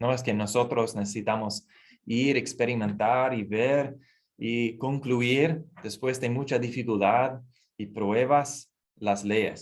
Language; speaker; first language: Spanish; non-native, fluent; English